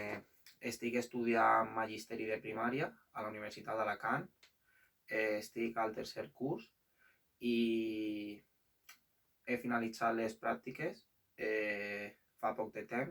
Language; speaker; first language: Catalan; non-native, local second language; Spanish